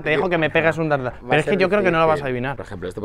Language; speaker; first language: Spanish; native; Spanish